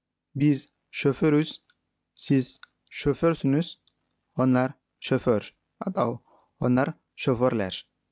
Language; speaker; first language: Turkish; non-native, fluent; Indonesian